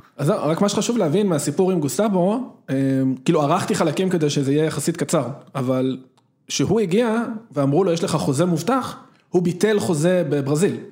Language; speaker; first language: Hebrew; native; Hebrew